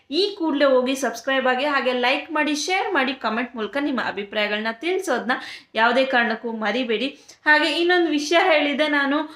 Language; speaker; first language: Kannada; native; Kannada